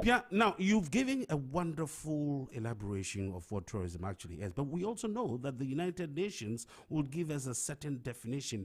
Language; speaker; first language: English; non-native, local second language; Akan